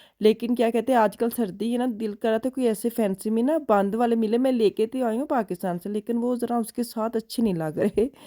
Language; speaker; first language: Urdu; non-native, local second language; Punjabi